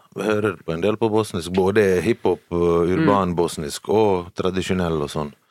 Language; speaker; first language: Norwegian; early bilingual, other home language; Bosnian